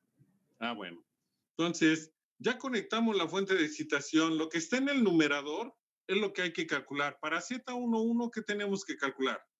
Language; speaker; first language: Spanish; native; Spanish